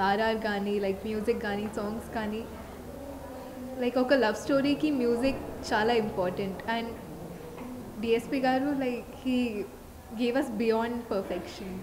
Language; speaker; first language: Telugu; non-native, fluent; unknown